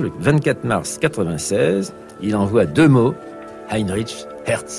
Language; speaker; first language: French; native; French